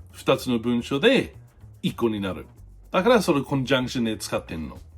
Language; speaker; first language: Japanese; non-native, fluent; English